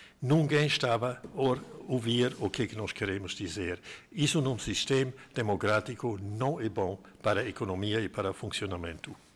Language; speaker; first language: Portuguese; non-native, fluent; German